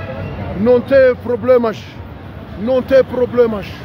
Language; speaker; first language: Portuguese; non-native, learner; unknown